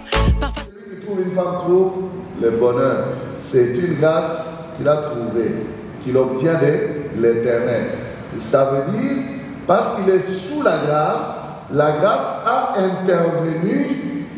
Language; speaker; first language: French; non-native, local second language; Swahili